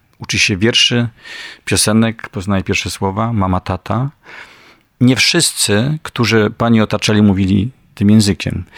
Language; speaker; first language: Polish; native; Polish